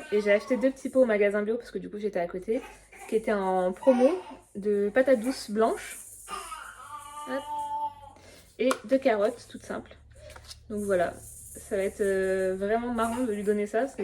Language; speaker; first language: French; native; French